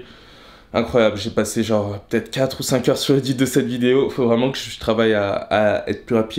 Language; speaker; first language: French; native; French